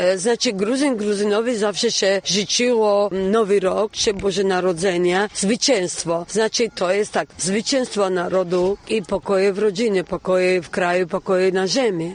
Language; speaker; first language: Polish; non-native, fluent; Georgian